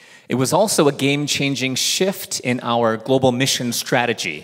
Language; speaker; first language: English; early bilingual, other home language; Korean